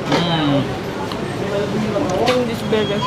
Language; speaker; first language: English; non-native, learner; Malay